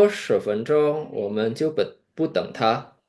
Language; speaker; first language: Chinese; non-native, fluent; Indonesian